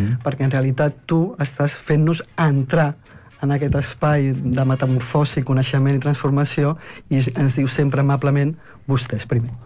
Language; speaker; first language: Catalan; native; Catalan